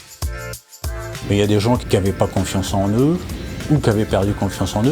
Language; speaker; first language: French; native; French